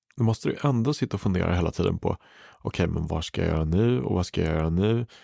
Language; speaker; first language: Swedish; native; Swedish